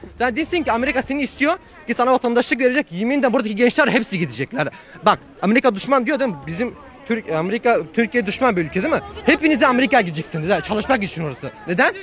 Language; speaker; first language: Turkish; early bilingual, heritage; Turkish